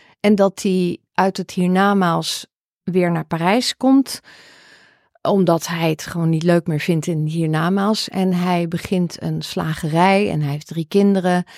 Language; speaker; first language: Dutch; early bilingual, heritage; Dutch